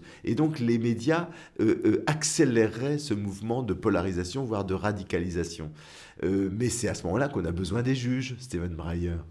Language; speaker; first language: French; native; French